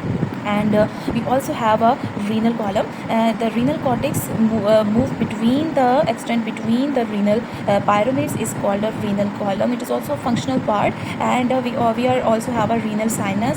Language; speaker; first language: English; non-native, local second language; Hindi